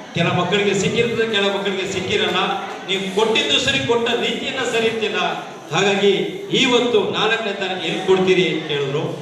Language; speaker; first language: Kannada; native; Kannada